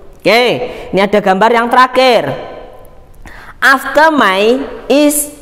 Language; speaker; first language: Indonesian; non-native, local second language; Javanese